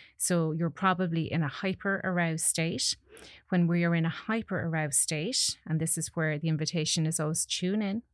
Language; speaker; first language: English; native; English